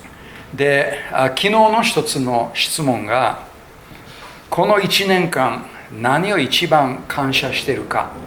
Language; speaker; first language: Japanese; non-native, fluent; English